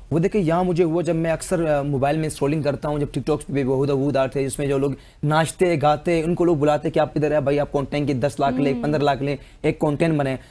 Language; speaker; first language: Urdu; non-native, local second language; Pashto